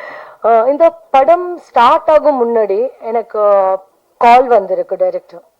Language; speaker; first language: Tamil; non-native, learner; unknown